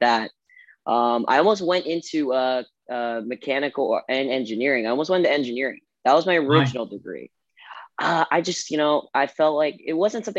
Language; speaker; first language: English; native; English